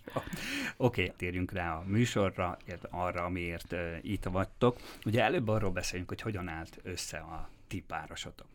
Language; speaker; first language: Hungarian; native; Hungarian